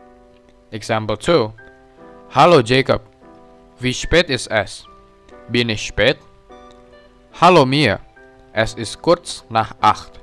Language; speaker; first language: German; non-native, learner; Indonesian